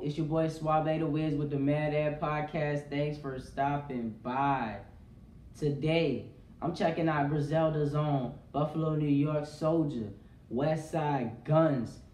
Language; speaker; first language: English; native; English